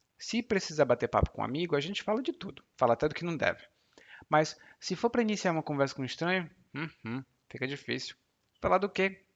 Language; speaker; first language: Portuguese; native; Portuguese